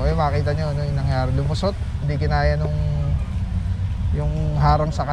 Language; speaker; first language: Filipino; native; Filipino